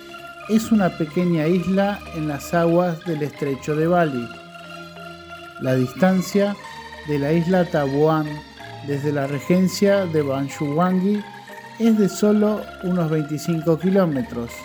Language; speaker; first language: Spanish; non-native, fluent; Indonesian